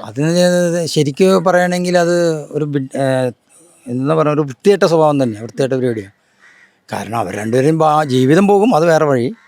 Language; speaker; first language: Malayalam; native; Malayalam